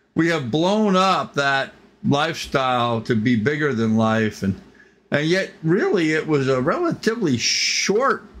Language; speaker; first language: English; native; English